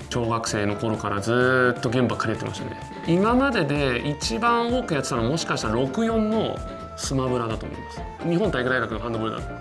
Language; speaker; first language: Japanese; native; Japanese